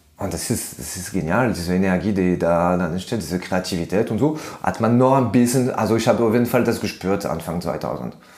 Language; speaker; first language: German; non-native, fluent; French